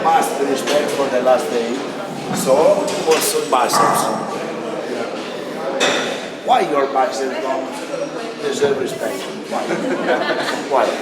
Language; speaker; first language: English; non-native, learner; Italian